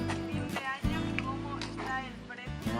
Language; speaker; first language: Spanish; non-native, learner; English